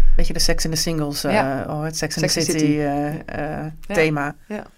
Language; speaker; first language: Dutch; native; Dutch